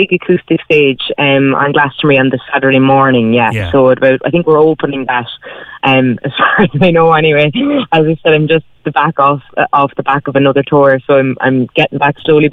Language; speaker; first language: English; native; English